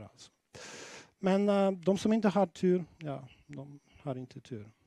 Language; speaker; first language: Swedish; non-native, fluent; Russian